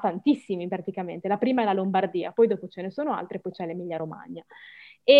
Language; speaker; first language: Italian; native; Italian